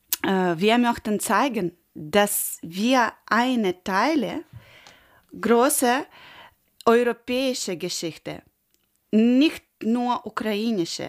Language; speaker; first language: German; non-native, learner; Ukrainian